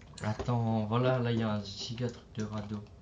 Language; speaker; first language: French; native; French